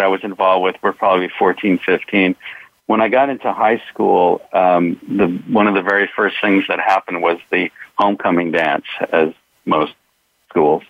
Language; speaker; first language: English; native; English